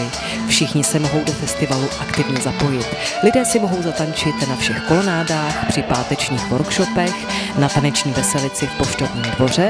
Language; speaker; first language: Czech; native; Czech